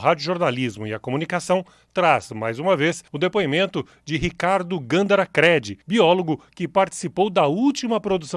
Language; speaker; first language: Portuguese; native; Portuguese